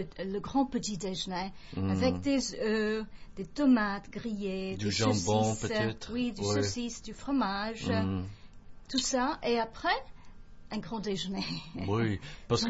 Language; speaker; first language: French; non-native, fluent; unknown